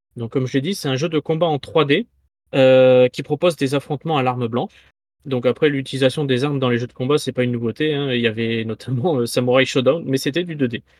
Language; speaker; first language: French; native; French